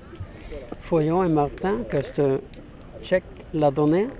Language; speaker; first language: French; non-native, learner; English